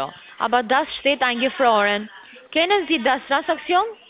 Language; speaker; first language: German; non-native, learner; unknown